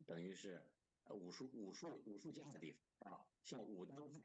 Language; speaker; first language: Chinese; native; Chinese